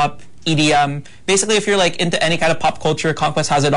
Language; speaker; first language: English; non-native, local second language; Hiligaynon